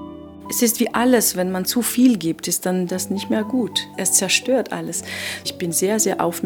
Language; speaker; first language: German; non-native, fluent; Albanian